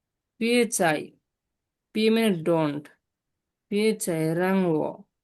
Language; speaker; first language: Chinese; non-native, fluent; Bangla